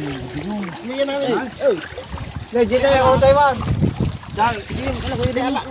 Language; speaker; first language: Filipino; non-native, local second language; Iloko